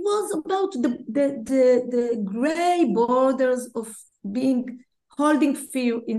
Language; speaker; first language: English; non-native, fluent; Hebrew